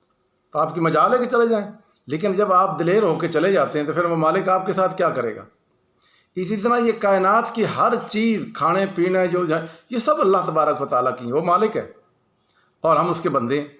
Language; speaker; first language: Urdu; non-native, local second language; Punjabi